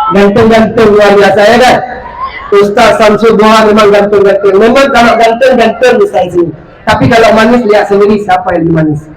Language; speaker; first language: Malay; non-native, local second language; Achinese